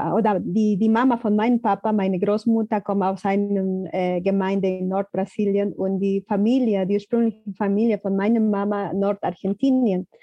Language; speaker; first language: German; non-native, fluent; Spanish